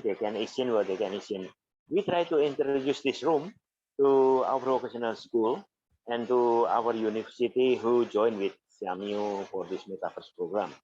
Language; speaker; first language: English; non-native, fluent; Indonesian